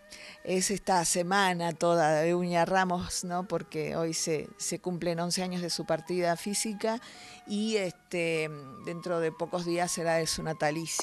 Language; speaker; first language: Spanish; native; Spanish